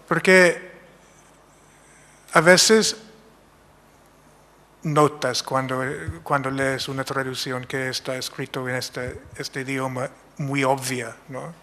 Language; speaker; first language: Spanish; non-native, fluent; English